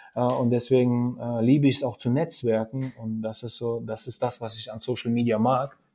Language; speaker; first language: German; early bilingual, other home language; Russian